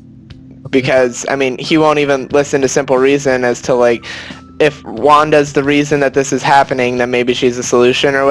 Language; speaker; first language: English; native; English